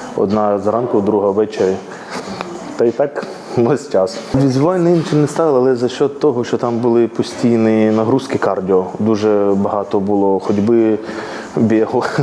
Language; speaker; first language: Ukrainian; native; Ukrainian